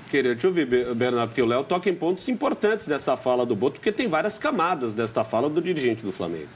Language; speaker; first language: Portuguese; native; Portuguese